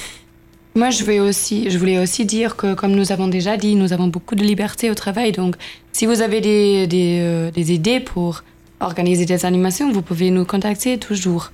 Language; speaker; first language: French; non-native, fluent; German